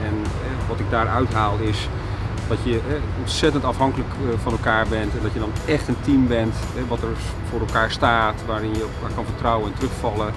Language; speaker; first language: Dutch; native; Dutch